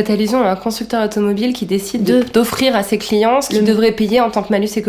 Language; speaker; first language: French; native; French